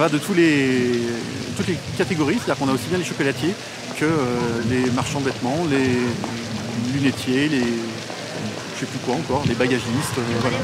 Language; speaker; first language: French; native; French